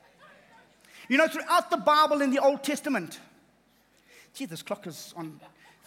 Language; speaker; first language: English; native; English